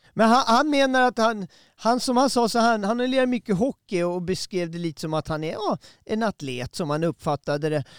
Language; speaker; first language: Swedish; native; Swedish